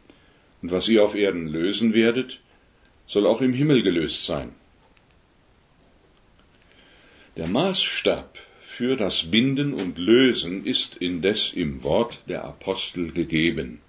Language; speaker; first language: German; native; German